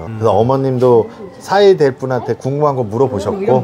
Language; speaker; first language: Korean; native; Korean